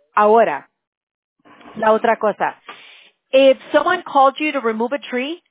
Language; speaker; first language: English; early bilingual, other home language; Spanish